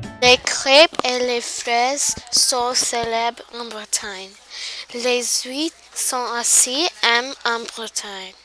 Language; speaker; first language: French; non-native, learner; English